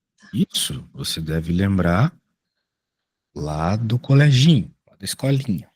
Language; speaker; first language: Portuguese; native; Portuguese